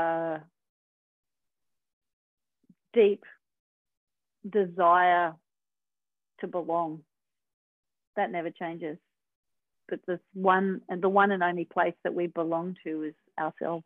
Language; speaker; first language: English; native; English